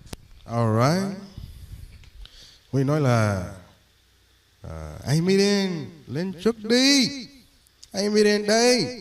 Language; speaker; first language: Vietnamese; non-native, learner; English